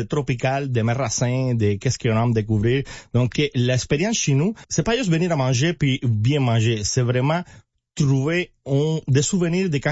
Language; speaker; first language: French; non-native, fluent; Spanish